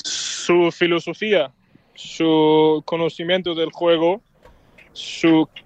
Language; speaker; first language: Spanish; non-native, fluent; Danish